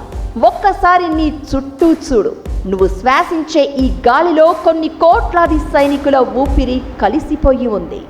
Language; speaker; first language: Telugu; native; Telugu